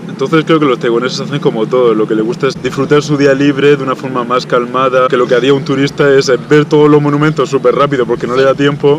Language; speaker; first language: Spanish; native; Spanish